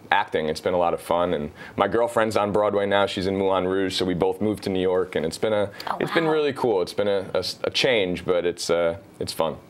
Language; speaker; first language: English; native; English